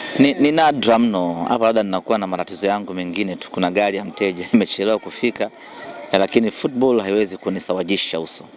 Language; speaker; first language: Swahili; native; Swahili